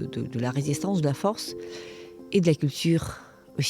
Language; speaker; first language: French; non-native, fluent; Ukrainian